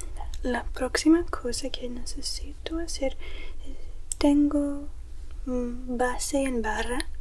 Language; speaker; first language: Spanish; non-native, learner; English